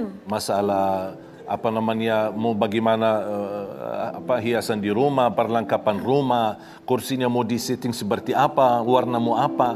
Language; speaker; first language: Indonesian; non-native, fluent; Arabic